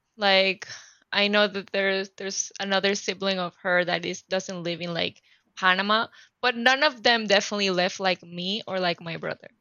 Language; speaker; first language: English; non-native, fluent; Spanish